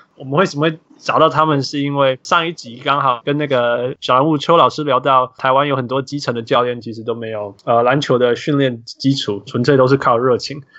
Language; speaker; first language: Chinese; native; Chinese